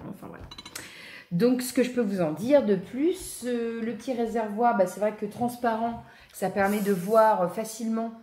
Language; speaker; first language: French; native; French